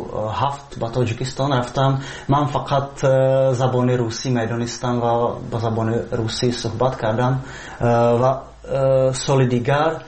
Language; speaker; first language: Persian; non-native, fluent; Czech